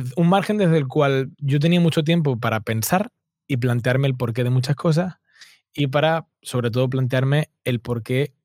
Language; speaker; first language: Spanish; native; Spanish